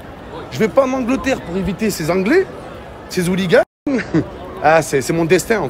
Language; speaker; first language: French; native; French